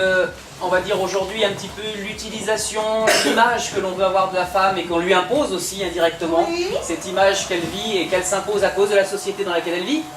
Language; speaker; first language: French; native; French